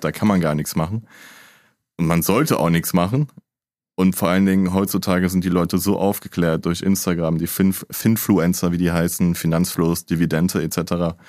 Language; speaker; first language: German; native; German